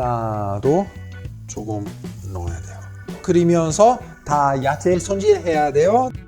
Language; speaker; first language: Korean; non-native, learner; Italian